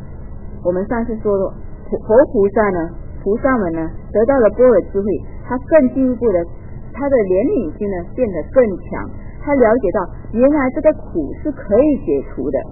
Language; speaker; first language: Chinese; native; Chinese